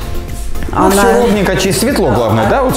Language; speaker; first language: Russian; native; Russian